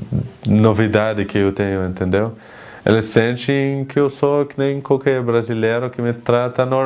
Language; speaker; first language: Portuguese; non-native, fluent; Arabic